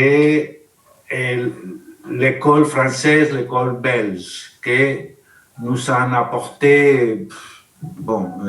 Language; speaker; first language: French; non-native, learner; Spanish